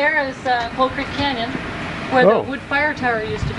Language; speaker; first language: English; native; English